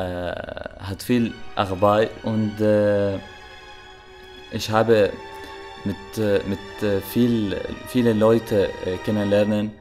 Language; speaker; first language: German; non-native, learner; Arabic